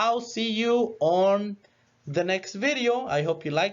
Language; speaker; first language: English; non-native, fluent; Spanish